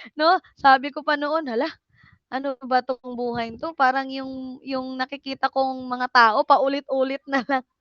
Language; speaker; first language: Filipino; non-native, local second language; Cebuano